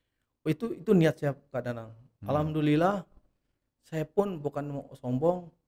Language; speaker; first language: Indonesian; native; Indonesian